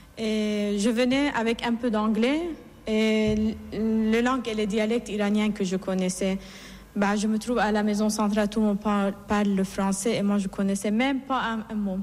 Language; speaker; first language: French; non-native, fluent; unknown